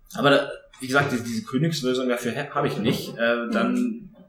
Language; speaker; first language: German; native; German